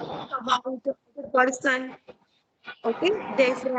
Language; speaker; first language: English; non-native, learner; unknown